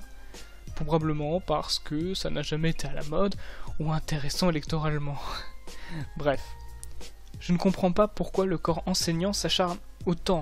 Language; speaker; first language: French; native; French